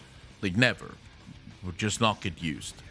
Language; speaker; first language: English; native; English